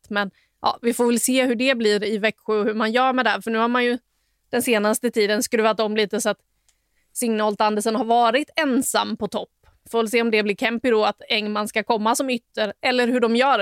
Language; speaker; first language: Swedish; native; Swedish